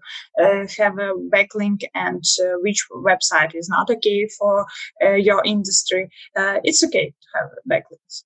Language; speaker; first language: English; non-native, learner; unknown